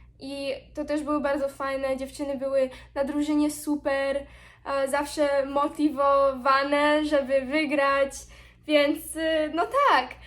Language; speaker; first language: Polish; early bilingual, heritage; Polish